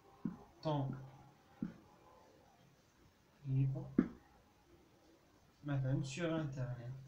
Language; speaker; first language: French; non-native, local second language; Arabic